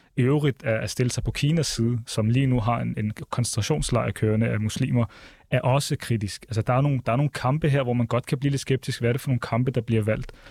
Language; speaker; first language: Danish; early bilingual, other home language; Arabic